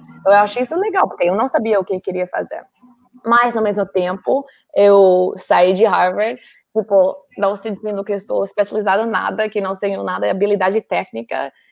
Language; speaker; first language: Portuguese; non-native, fluent; English